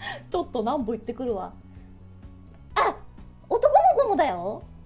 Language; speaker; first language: Japanese; early bilingual, heritage; Japanese